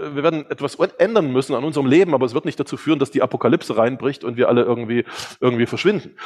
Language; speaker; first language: German; early bilingual, other home language; Hungarian